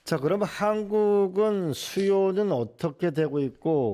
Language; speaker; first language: Korean; native; Korean